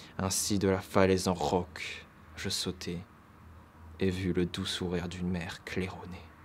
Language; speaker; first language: French; native; French